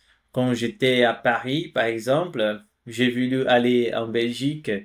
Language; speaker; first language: French; non-native, fluent; Portuguese